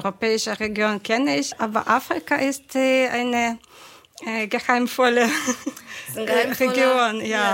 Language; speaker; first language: German; non-native, learner; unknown